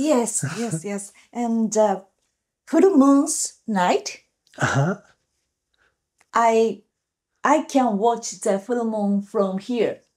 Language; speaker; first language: English; non-native, learner; Japanese